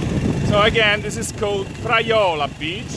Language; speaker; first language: English; non-native, fluent; Italian